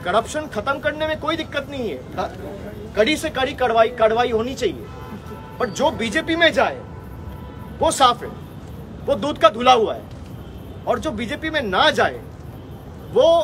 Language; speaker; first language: Hindi; non-native, local second language; Bangla